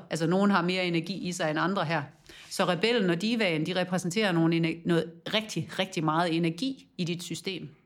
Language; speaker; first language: Danish; native; Danish